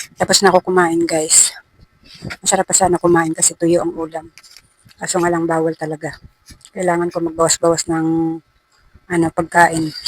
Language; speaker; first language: Filipino; non-native, local second language; Cebuano